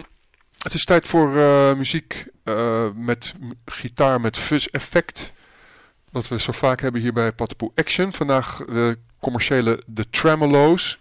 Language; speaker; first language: Dutch; native; Dutch